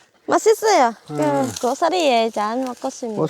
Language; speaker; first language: Korean; non-native, learner; Vietnamese